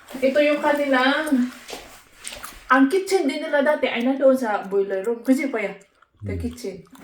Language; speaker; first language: Filipino; non-native, local second language; Cebuano